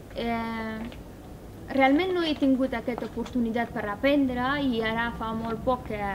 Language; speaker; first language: Catalan; non-native, learner; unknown